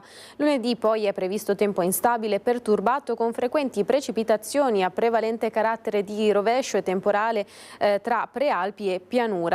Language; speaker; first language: Italian; native; Italian